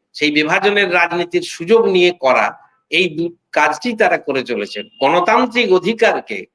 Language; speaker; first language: Bangla; native; Bangla